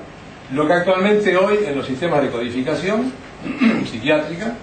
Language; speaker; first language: Spanish; native; Spanish